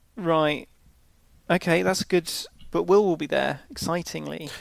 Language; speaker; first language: English; native; English